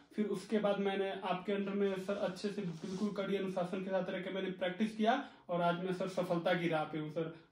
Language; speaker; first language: Hindi; native; Hindi